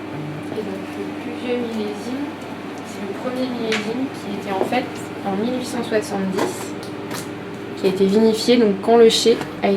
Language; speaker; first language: French; native; French